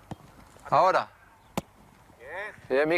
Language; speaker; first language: Spanish; non-native, fluent; French